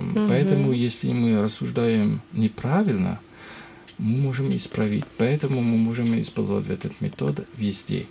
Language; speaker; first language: Russian; non-native, learner; French